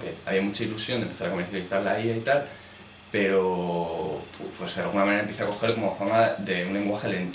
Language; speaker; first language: Spanish; native; Spanish